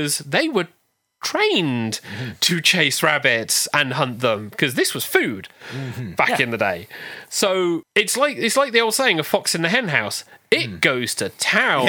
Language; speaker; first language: English; native; English